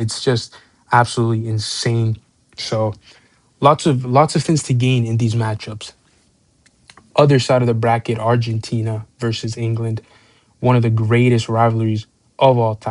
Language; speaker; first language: English; native; English